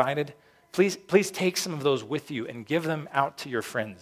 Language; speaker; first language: English; native; English